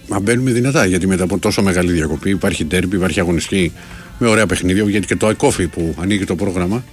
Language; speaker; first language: Greek; native; Greek